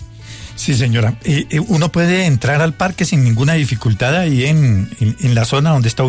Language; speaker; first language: Spanish; native; Spanish